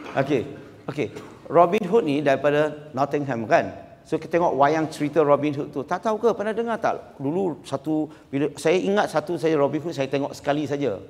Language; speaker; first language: Malay; non-native, local second language; Chinese